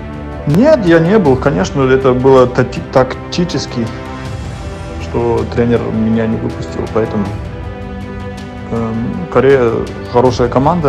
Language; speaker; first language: Russian; early bilingual, heritage; German